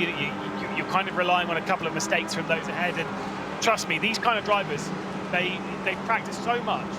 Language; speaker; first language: English; native; English